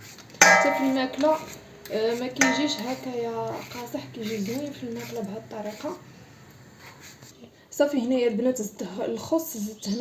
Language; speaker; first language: Arabic; native; Arabic